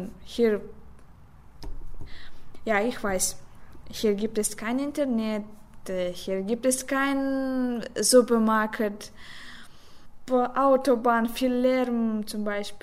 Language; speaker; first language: German; non-native, learner; Russian